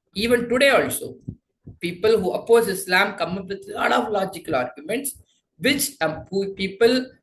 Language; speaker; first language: English; non-native, local second language; Tamil